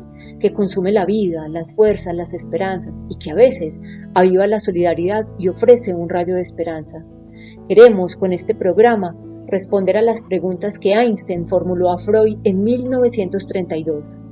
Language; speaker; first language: Spanish; native; Spanish